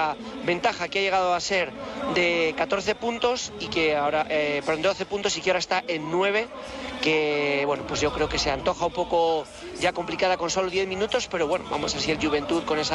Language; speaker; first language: Spanish; native; Spanish